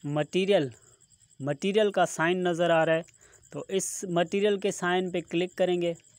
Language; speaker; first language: Urdu; non-native, local second language; Sindhi